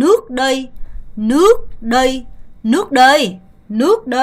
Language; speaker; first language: Vietnamese; non-native, fluent; Korean